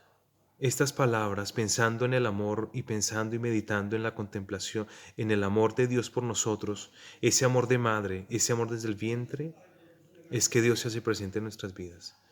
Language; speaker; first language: Spanish; native; Spanish